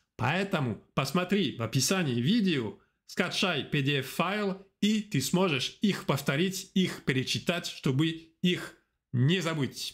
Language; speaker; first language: Russian; non-native, fluent; French